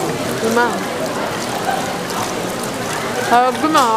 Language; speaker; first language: Korean; non-native, learner; Filipino